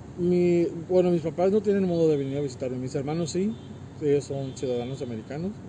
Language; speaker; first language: Spanish; early bilingual, heritage; Spanish